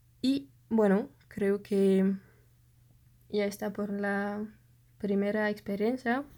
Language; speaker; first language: Spanish; non-native, fluent; French